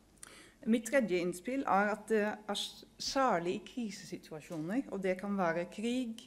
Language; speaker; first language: Norwegian; non-native, fluent; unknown